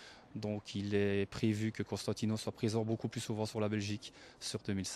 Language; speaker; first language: French; native; French